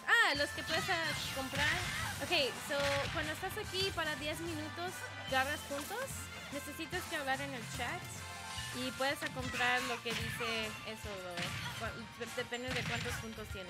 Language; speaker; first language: Spanish; early bilingual, heritage; Spanish